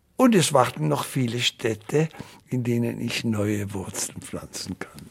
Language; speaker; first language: German; native; German